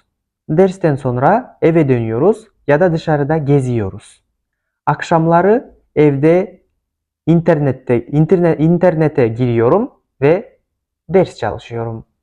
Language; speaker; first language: Turkish; non-native, fluent; Kyrgyz